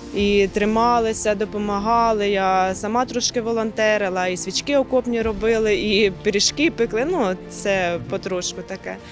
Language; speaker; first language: Ukrainian; native; Ukrainian